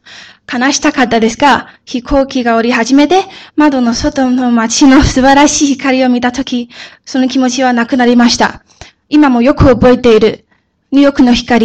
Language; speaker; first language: Japanese; early bilingual, other home language; Chinese